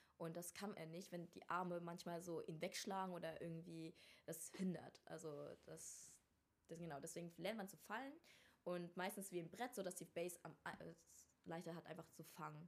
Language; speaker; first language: German; early bilingual, other home language; Vietnamese